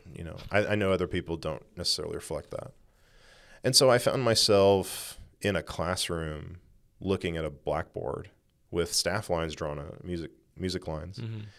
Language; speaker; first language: English; native; English